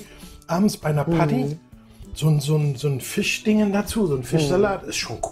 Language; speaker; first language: German; native; German